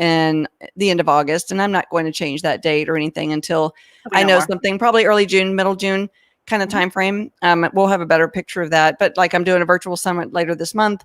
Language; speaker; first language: English; native; English